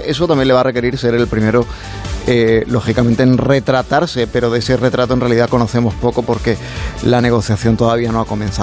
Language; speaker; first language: Spanish; native; Spanish